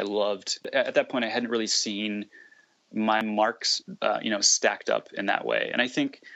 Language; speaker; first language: English; native; English